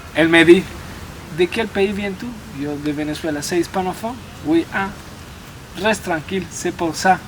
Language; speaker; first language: French; non-native, learner; Spanish